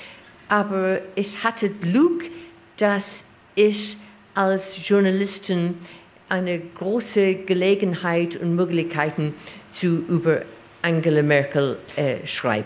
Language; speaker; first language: German; non-native, learner; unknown